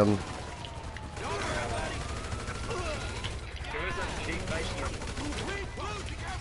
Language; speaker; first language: German; native; German